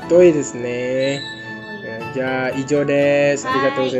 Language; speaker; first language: Japanese; non-native, fluent; Indonesian